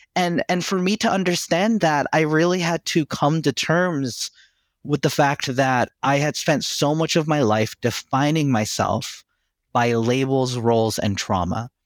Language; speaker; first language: English; early bilingual, other home language; Filipino